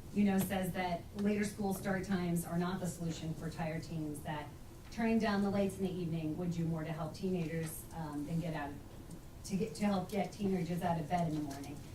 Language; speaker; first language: English; native; English